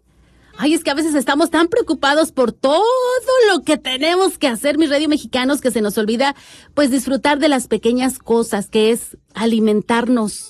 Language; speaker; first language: Spanish; native; Spanish